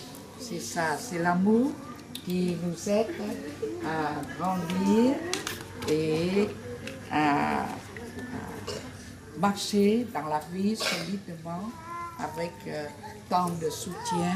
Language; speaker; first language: French; non-native, fluent; Vietnamese